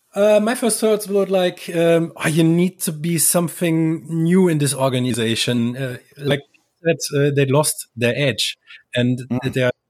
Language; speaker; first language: English; non-native, fluent; German